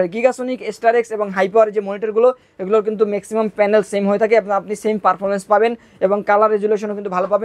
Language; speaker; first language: Bangla; native; Bangla